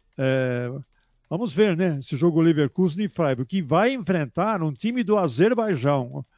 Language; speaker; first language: Portuguese; early bilingual, other home language; German